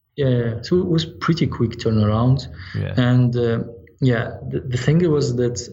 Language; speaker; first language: English; non-native, fluent; Ukrainian